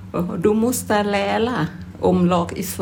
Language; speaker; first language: Swedish; non-native, learner; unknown